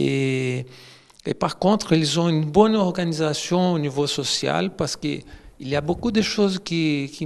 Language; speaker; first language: French; non-native, fluent; Portuguese